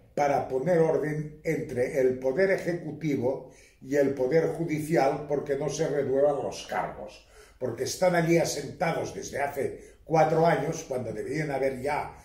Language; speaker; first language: Spanish; native; Spanish